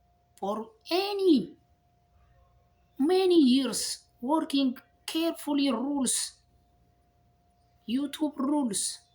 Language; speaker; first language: English; non-native, learner; Amharic